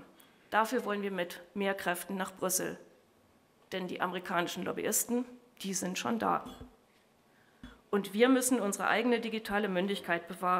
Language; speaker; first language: German; native; German